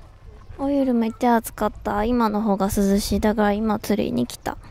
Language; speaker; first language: Japanese; non-native, learner; Chinese